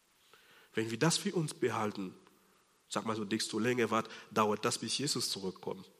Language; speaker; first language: German; non-native, fluent; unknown